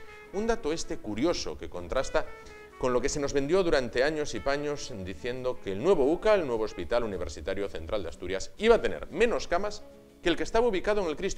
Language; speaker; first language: Spanish; native; Spanish